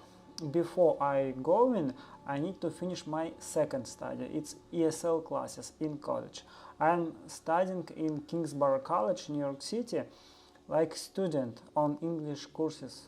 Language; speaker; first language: English; non-native, learner; Russian